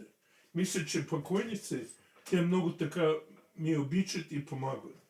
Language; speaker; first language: Bulgarian; non-native, fluent; English